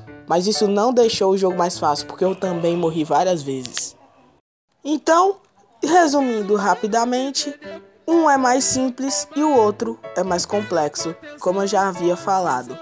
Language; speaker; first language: Portuguese; native; Portuguese